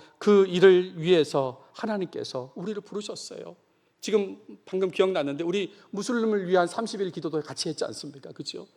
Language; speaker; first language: Korean; native; Korean